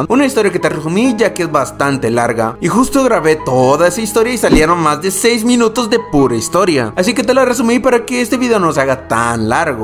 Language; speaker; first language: Spanish; native; Spanish